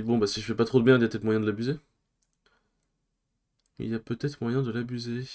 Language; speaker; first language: French; native; French